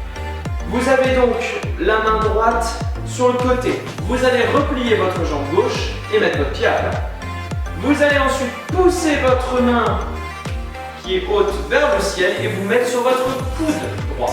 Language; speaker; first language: French; native; French